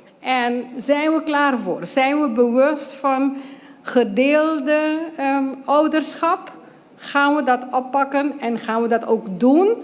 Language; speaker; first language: Dutch; non-native, local second language; Papiamento